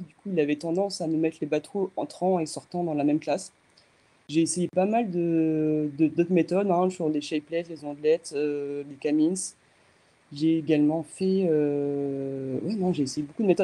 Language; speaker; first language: French; native; French